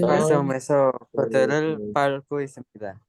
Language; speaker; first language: Korean; non-native, learner; Indonesian